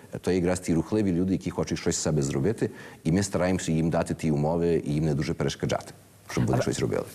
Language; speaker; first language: Ukrainian; early bilingual, heritage; Ukrainian